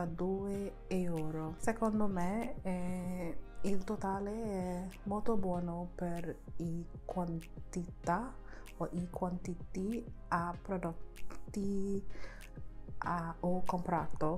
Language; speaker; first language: Italian; non-native, learner; English